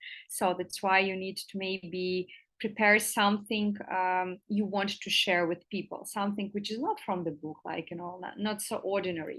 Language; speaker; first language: English; non-native, fluent; Russian